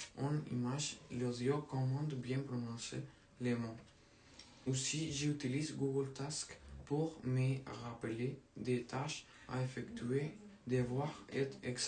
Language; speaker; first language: French; non-native, learner; Spanish